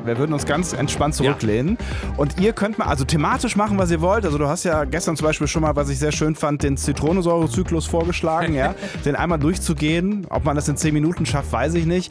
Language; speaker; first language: German; native; German